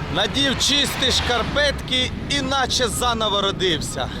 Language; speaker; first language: Ukrainian; non-native, local second language; Russian